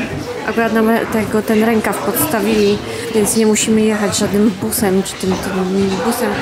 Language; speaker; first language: Polish; native; Polish